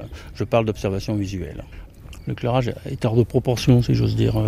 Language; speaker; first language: French; native; French